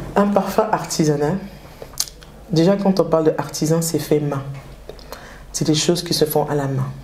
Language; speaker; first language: French; early bilingual, other home language; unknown